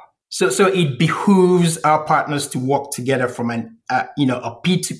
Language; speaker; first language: English; non-native, local second language; Igbo